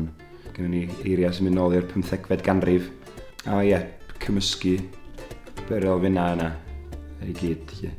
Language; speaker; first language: Welsh; native; Welsh